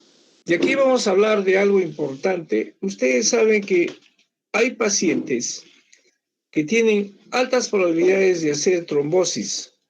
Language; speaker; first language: Spanish; native; Spanish